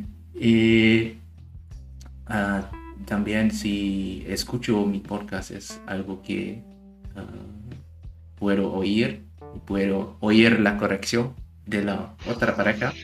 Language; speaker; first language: Spanish; non-native, learner; German